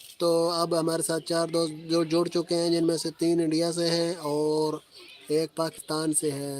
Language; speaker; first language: Urdu; non-native, local second language; Punjabi